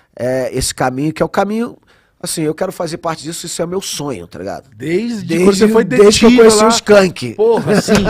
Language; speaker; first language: Portuguese; native; Portuguese